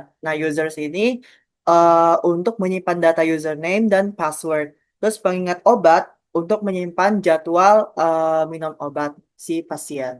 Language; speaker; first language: Indonesian; native; Indonesian